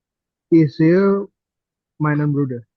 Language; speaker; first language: German; non-native, learner; Indonesian